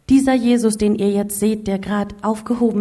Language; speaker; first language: German; native; German